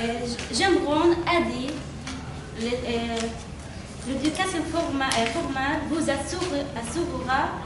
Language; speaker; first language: French; non-native, fluent; Arabic